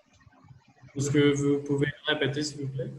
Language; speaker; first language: French; non-native, learner; Spanish